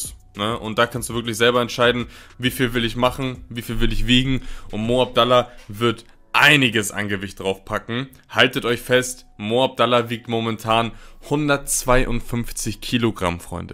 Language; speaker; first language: German; native; German